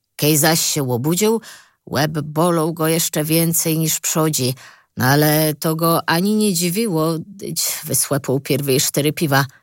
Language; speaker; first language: Polish; native; Polish